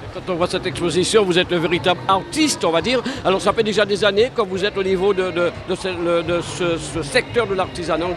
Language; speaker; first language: French; native; French